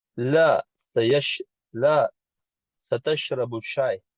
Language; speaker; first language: Arabic; non-native, learner; English